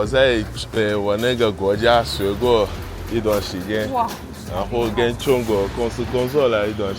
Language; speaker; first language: Chinese; non-native, fluent; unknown